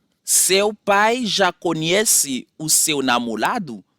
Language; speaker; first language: Portuguese; non-native, fluent; Haitian Creole